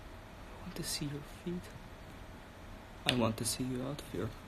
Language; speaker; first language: English; non-native, learner; Russian